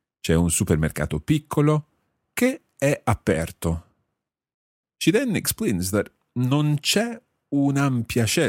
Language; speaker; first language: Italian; non-native, fluent; English